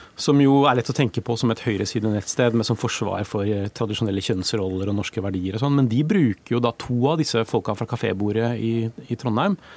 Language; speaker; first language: Norwegian; native; Norwegian